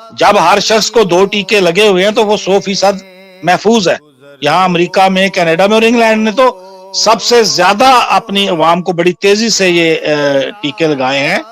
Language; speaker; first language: Urdu; non-native, local second language; Punjabi